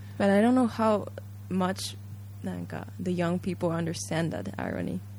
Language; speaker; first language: English; early bilingual, other home language; Japanese